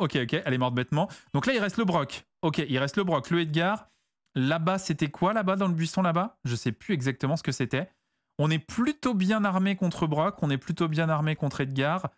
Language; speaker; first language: French; native; French